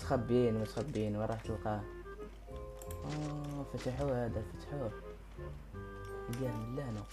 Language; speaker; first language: Arabic; native; Arabic